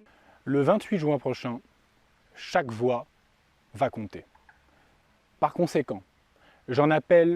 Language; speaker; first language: French; native; French